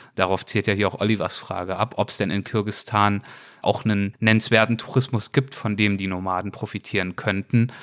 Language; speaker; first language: German; native; German